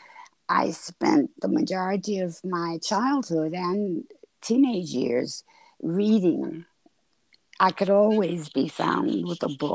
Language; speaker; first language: English; native; English